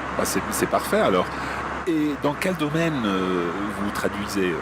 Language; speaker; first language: French; non-native, fluent; English